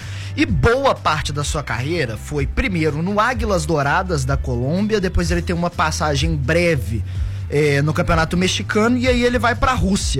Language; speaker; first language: Portuguese; native; Portuguese